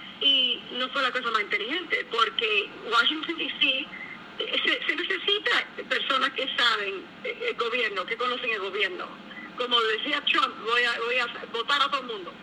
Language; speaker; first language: Spanish; early bilingual, heritage; English